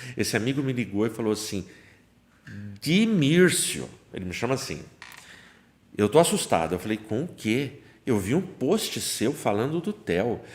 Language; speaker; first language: Portuguese; native; Portuguese